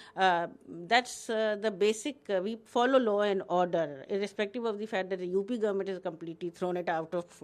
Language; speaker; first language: English; non-native, local second language; Hindi